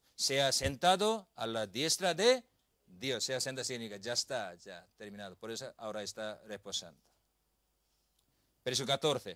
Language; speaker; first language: Spanish; non-native, learner; Korean